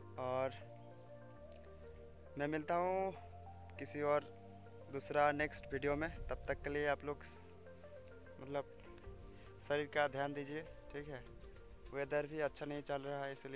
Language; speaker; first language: Hindi; non-native, local second language; Bangla